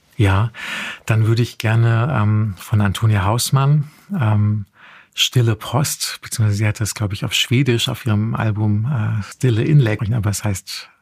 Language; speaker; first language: German; native; German